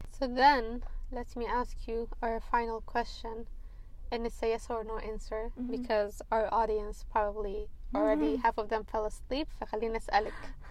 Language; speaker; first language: English; early bilingual, other home language; Arabic